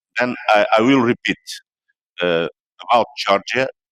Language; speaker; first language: English; non-native, learner; Portuguese